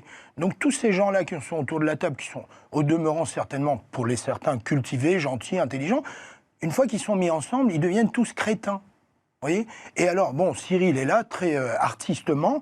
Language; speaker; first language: French; native; French